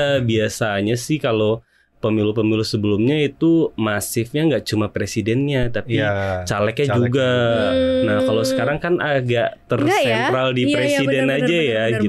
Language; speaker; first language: Indonesian; native; Indonesian